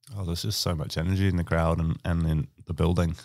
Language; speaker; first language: English; native; English